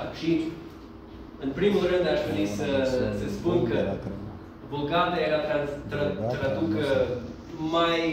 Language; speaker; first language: Romanian; non-native, learner; English